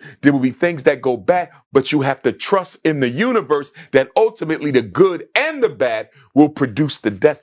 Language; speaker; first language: English; native; English